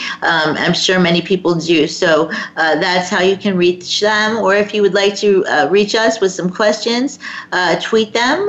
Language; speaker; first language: English; native; English